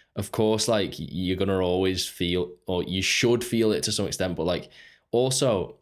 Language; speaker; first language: English; native; English